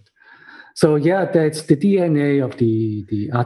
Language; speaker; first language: English; non-native, local second language; Cantonese